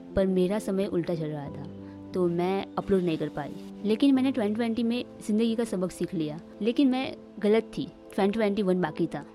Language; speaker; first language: Hindi; non-native, local second language; Marathi